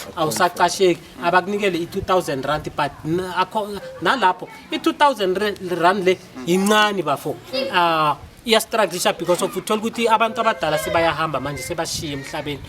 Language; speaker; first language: Zulu; non-native, local second language; South Ndebele